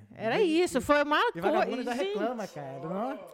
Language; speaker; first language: Portuguese; native; Portuguese